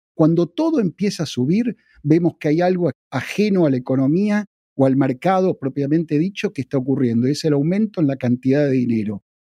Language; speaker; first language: Spanish; native; Spanish